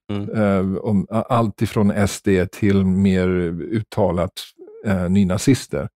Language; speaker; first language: Swedish; non-native, fluent; English